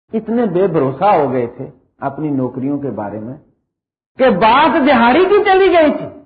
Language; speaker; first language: Urdu; native; Urdu